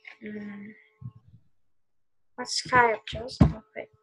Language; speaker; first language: English; non-native, learner; Vietnamese